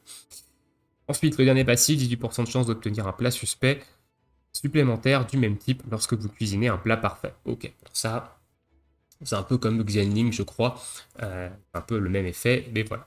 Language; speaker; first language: French; native; French